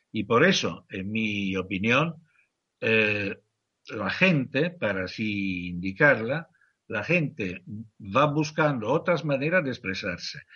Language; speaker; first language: Spanish; non-native, fluent; Italian